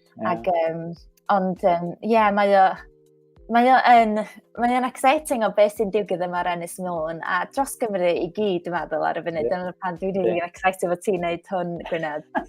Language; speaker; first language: Welsh; non-native, local second language; English